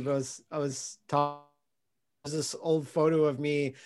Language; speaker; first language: English; native; English